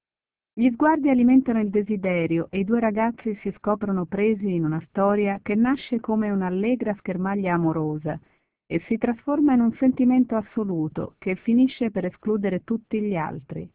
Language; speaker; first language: Italian; native; Italian